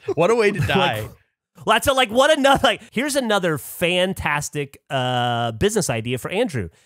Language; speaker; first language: English; native; English